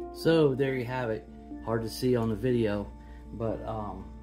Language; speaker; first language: English; native; English